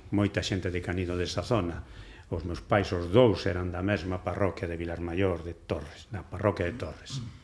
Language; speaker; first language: Galician; non-native, local second language; Spanish